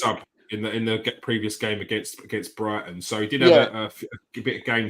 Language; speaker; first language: English; native; English